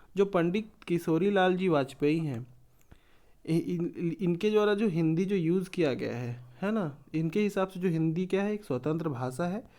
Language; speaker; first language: Hindi; native; Hindi